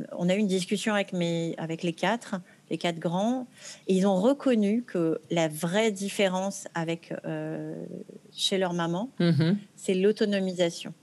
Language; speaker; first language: French; early bilingual, other home language; Arabic